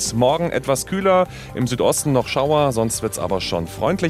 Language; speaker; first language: German; native; German